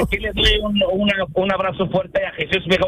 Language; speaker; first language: Spanish; non-native, fluent; Arabic